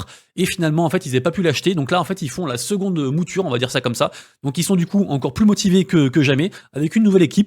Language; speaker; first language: French; native; French